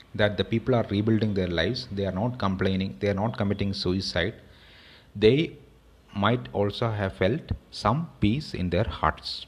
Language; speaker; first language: English; non-native, local second language; Malayalam